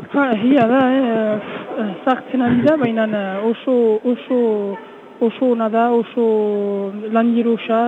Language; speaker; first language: Basque; native; Basque